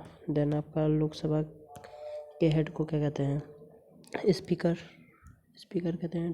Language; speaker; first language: Hindi; native; Hindi